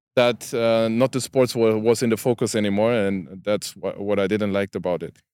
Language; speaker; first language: English; non-native, fluent; German